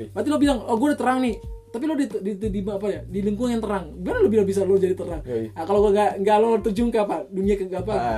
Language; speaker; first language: Indonesian; non-native, fluent; Tetum